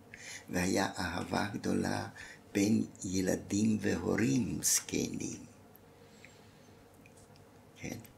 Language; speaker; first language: Hebrew; non-native, fluent; German